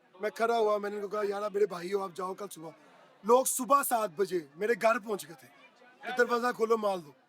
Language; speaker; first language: Urdu; non-native, local second language; Punjabi